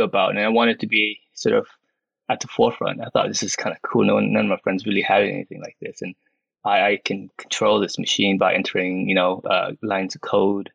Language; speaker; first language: English; early bilingual, other home language; Min Nan Chinese